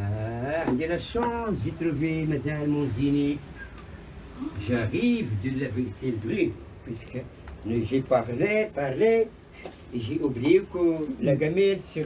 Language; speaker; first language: French; non-native, local second language; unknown